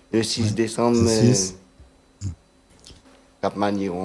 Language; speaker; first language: French; non-native, local second language; Réunion Creole French